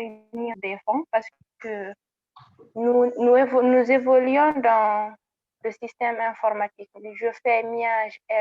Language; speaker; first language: French; non-native, local second language; Fula